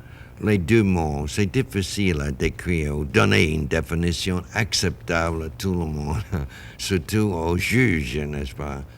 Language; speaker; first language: French; non-native, fluent; English